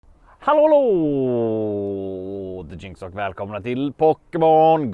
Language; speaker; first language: Swedish; native; Swedish